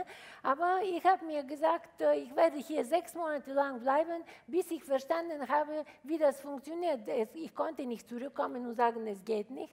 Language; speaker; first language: German; non-native, fluent; Bulgarian